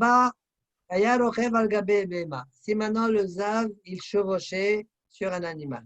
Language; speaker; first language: French; native; French